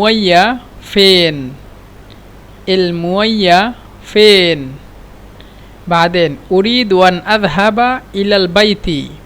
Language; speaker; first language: Arabic; non-native, fluent; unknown